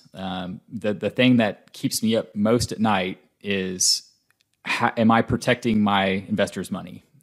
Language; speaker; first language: English; native; English